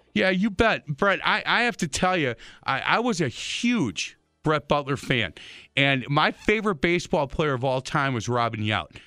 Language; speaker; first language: English; native; English